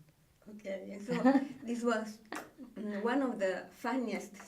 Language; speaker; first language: English; non-native, fluent; Italian